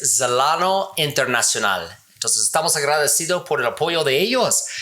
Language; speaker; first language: Spanish; non-native, learner; English